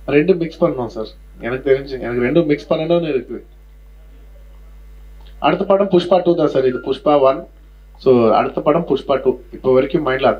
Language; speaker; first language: Tamil; non-native, local second language; Telugu